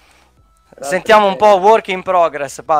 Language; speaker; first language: Italian; native; Italian